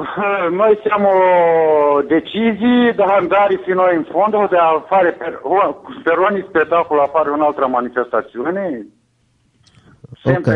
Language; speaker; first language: Italian; non-native, fluent; Romanian